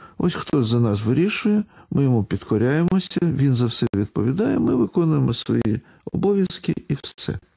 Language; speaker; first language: Ukrainian; non-native, local second language; Russian